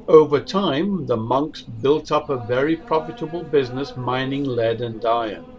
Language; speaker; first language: English; native; English